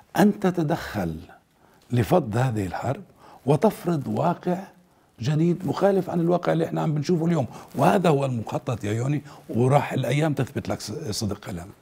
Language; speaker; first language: Arabic; native; Arabic